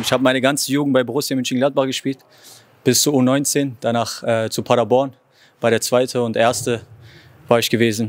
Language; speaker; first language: German; native; German